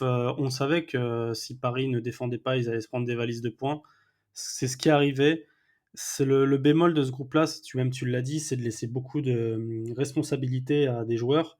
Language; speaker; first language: French; native; French